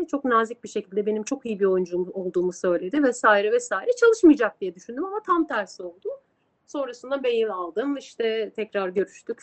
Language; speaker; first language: Turkish; native; Turkish